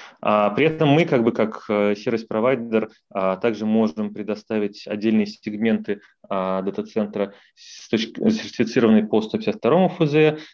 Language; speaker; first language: Russian; native; Russian